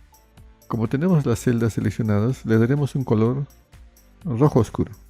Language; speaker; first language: Spanish; native; Spanish